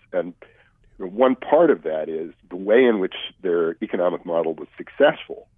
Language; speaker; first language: English; native; English